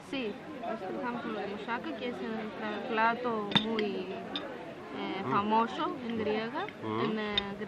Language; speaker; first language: Spanish; non-native, fluent; Greek